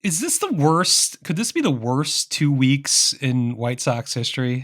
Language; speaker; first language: English; native; English